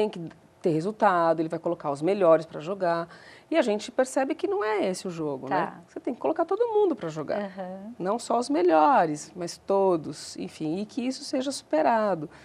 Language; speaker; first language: Portuguese; native; Portuguese